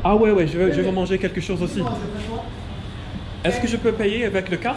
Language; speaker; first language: French; non-native, fluent; English